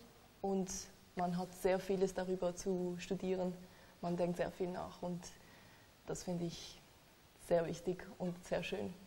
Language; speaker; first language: German; non-native, learner; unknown